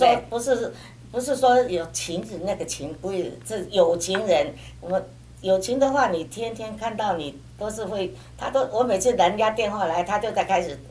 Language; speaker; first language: Chinese; native; Chinese